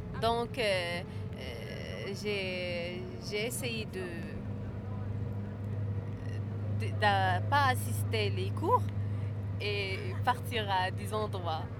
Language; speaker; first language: French; non-native, learner; Arabic